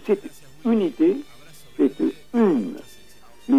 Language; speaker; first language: French; non-native, fluent; Spanish